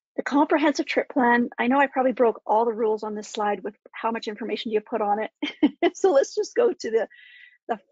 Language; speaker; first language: English; native; English